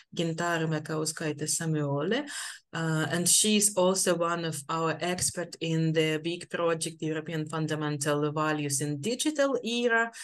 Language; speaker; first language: English; non-native, fluent; Ukrainian